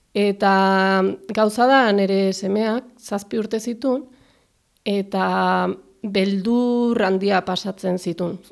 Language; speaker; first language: Basque; native; Basque